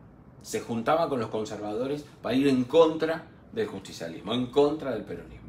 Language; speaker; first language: Spanish; native; Spanish